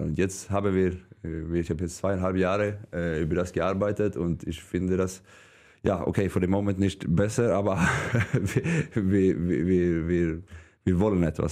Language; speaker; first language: German; non-native, learner; Swedish